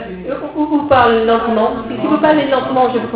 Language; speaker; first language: French; non-native, fluent; English